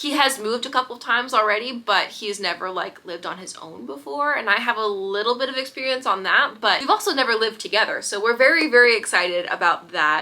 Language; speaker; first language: English; native; English